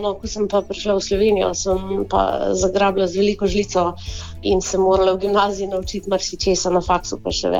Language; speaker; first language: Slovenian; early bilingual, heritage; Slovenian